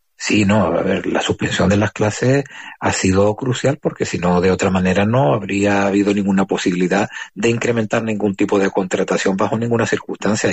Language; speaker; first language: Spanish; native; Spanish